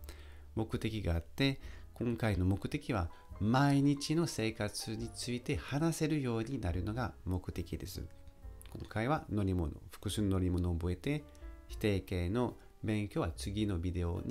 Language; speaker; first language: Japanese; non-native, fluent; French